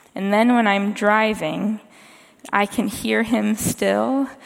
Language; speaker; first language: English; native; English